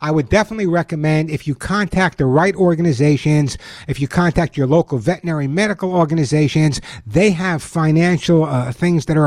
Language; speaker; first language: English; native; English